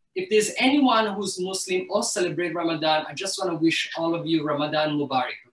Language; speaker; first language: English; early bilingual, other home language; Somali